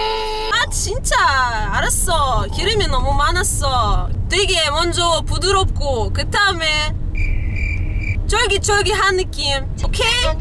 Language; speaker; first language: Korean; non-native, fluent; Russian